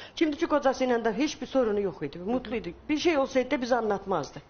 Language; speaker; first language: Turkish; non-native, learner; Persian